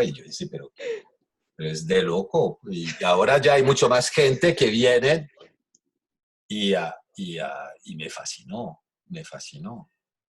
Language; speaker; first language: Spanish; non-native, fluent; French